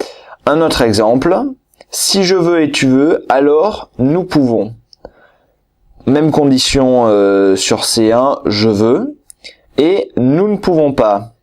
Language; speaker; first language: French; native; French